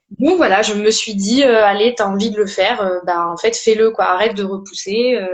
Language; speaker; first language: French; early bilingual, other home language; Portuguese